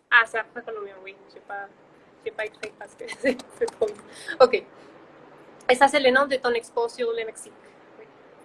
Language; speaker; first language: French; non-native, fluent; Spanish